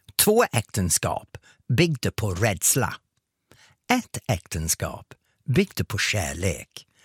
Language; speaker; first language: Swedish; non-native, fluent; English